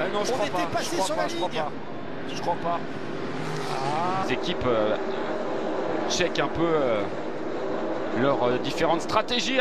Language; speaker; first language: French; native; French